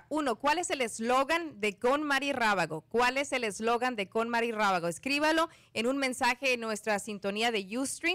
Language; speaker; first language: Spanish; native; Spanish